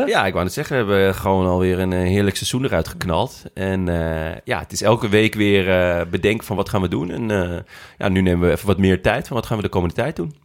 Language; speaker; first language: Dutch; native; Dutch